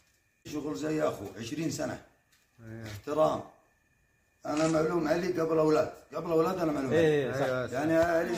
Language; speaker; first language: Arabic; non-native, learner; Bangla